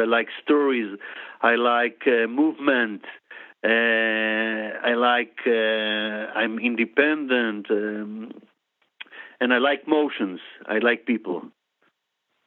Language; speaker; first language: English; non-native, fluent; Hebrew